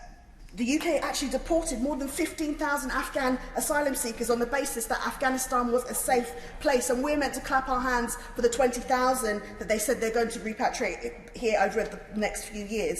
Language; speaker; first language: English; native; English